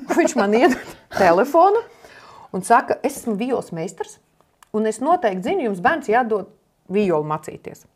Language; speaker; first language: Latvian; non-native, local second language; Russian